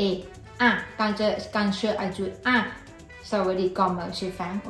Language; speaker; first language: French; non-native, learner; Thai